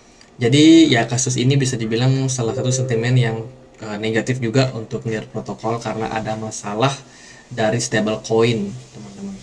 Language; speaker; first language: Indonesian; native; Indonesian